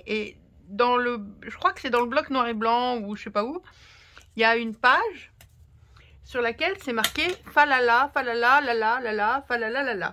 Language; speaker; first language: French; native; French